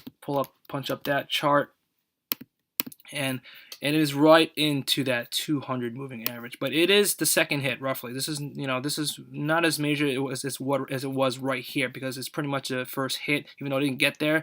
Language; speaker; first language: English; native; English